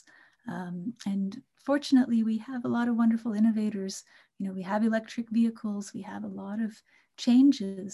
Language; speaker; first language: English; non-native, local second language; Bangla